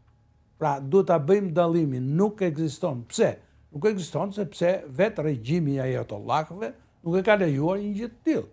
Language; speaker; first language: Albanian; native; Albanian